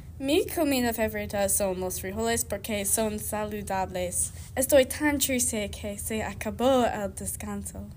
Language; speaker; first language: Spanish; non-native, learner; English